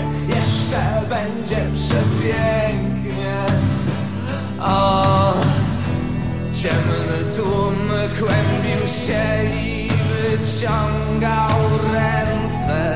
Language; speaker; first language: Polish; native; Polish